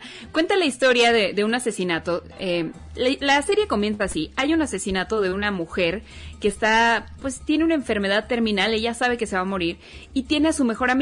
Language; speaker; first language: Spanish; native; Spanish